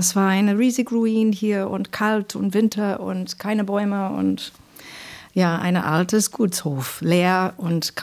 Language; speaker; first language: German; non-native, fluent; English